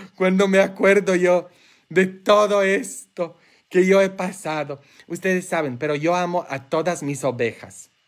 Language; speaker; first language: Spanish; non-native, fluent; Polish